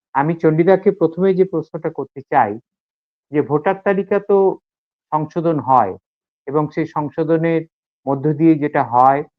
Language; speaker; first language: Bangla; native; Bangla